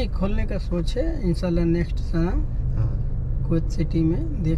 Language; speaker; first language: Hindi; native; Hindi